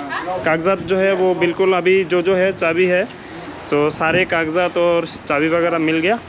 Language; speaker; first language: Hindi; non-native, local second language; Bangla